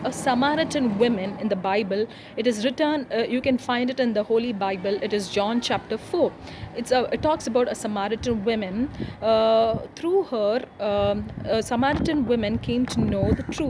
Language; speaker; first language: English; non-native, local second language; Tamil